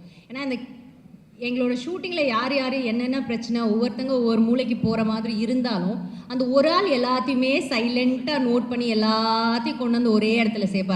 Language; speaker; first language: Tamil; native; Tamil